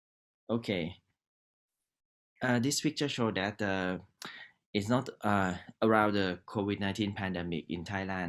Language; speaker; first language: English; non-native, learner; Thai